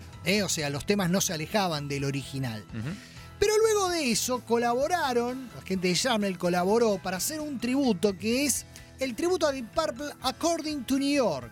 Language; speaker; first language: Spanish; native; Spanish